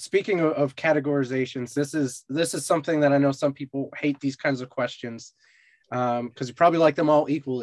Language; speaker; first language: English; native; English